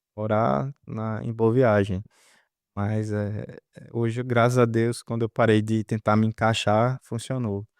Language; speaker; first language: Portuguese; native; Portuguese